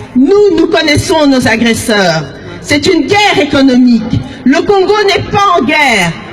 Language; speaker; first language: French; early bilingual, other home language; Lingala